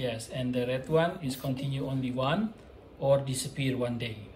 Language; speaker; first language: English; non-native, fluent; Indonesian